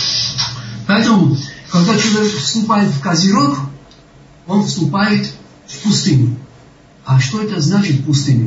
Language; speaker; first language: Russian; non-native, local second language; Georgian